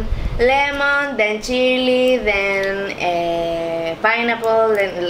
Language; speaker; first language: English; non-native, fluent; Spanish